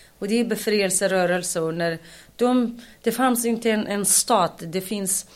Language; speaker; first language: Swedish; non-native, fluent; Kurdish